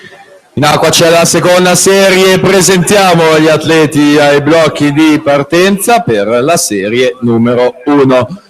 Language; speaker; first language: Italian; native; Italian